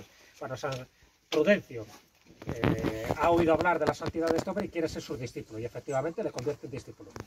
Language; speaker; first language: Spanish; native; Spanish